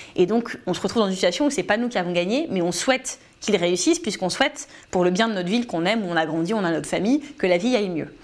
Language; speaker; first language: French; native; French